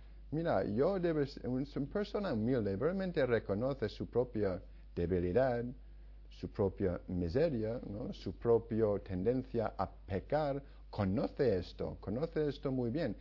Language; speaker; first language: Spanish; non-native, fluent; English